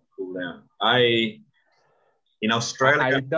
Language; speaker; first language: English; non-native, fluent; Spanish